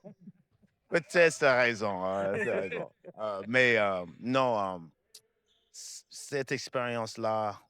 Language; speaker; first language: French; non-native, fluent; English